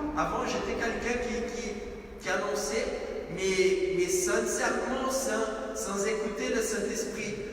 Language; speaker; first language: French; non-native, fluent; Portuguese